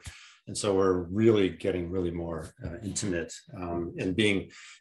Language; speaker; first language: English; native; English